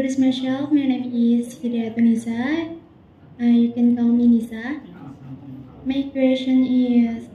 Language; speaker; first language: English; non-native, learner; Indonesian